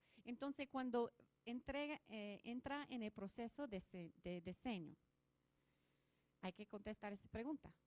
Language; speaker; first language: Spanish; non-native, fluent; English